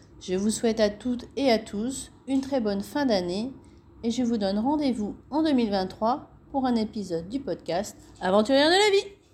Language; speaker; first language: French; native; French